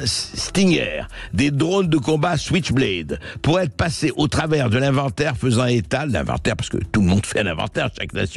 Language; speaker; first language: French; native; French